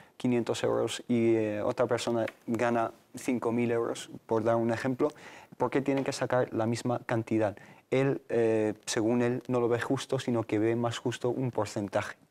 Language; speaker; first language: Spanish; native; Spanish